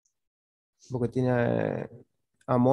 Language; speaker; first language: Spanish; native; Spanish